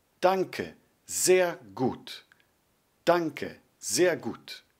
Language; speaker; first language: German; non-native, fluent; Polish